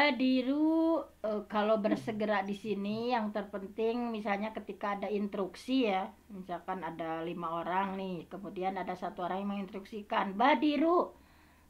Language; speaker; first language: Indonesian; native; Indonesian